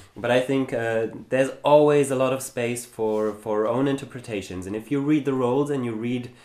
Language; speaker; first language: English; non-native, fluent; German